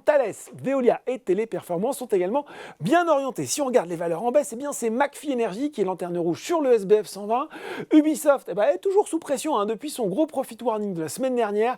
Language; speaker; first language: French; native; French